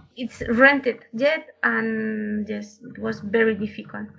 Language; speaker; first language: English; non-native, learner; Spanish